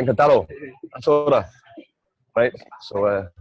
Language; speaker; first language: Spanish; non-native, learner; English